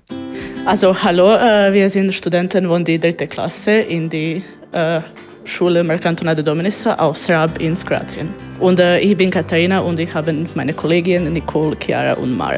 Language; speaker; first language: German; non-native, learner; Croatian